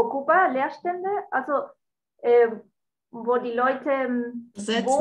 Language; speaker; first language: German; non-native, fluent; Spanish